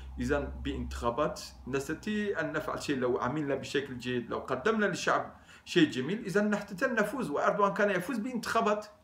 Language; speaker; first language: Arabic; non-native, fluent; Turkish